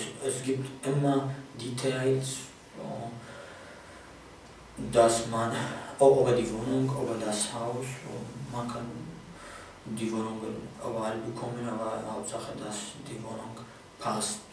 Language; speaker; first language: German; non-native, learner; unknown